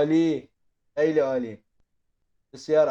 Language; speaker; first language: Persian; non-native, fluent; Arabic